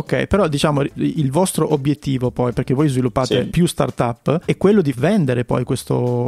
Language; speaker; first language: Italian; native; Italian